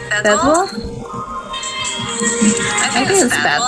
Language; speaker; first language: English; non-native, learner; Filipino